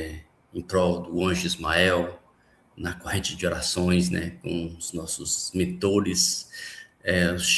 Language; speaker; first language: Portuguese; native; Portuguese